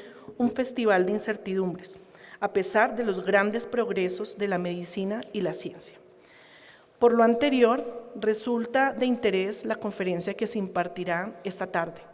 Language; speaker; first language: Spanish; native; Spanish